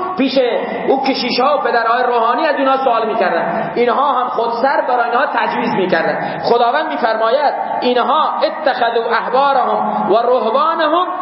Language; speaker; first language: Persian; non-native, local second language; Baluchi